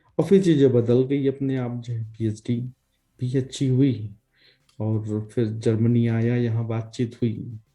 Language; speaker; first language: Hindi; native; Hindi